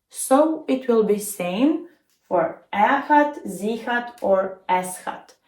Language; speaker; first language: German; non-native, fluent; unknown